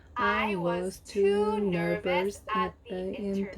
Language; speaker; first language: English; non-native, learner; Korean